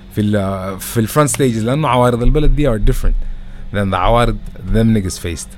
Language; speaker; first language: Arabic; native; Arabic